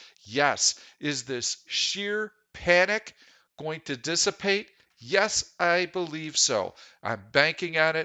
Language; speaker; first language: English; native; English